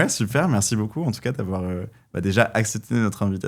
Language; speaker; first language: French; native; French